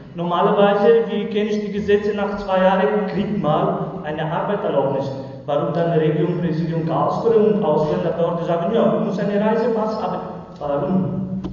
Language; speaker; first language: German; non-native, learner; Romany